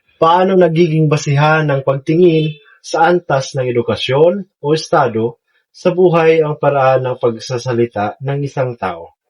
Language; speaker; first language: Filipino; non-native, local second language; Cebuano